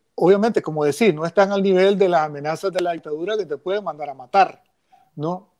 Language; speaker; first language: Spanish; native; Spanish